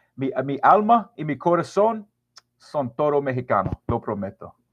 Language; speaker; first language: Spanish; non-native, learner; English